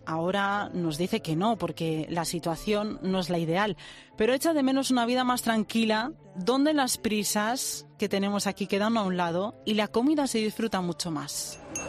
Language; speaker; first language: Spanish; native; Spanish